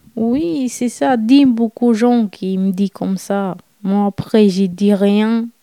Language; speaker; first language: French; non-native, fluent; Romanian